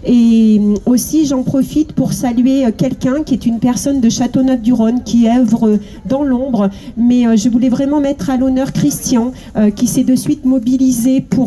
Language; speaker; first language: French; native; French